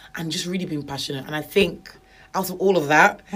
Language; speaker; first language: English; non-native, local second language; Yoruba